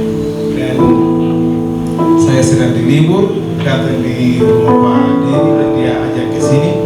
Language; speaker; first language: Indonesian; non-native, learner; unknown